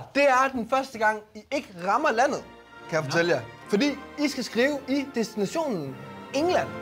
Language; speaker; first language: Danish; native; Danish